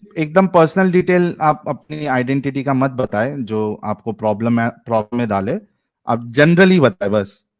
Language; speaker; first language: Hindi; native; Hindi